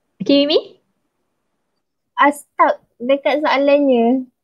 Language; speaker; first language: Malay; native; Malay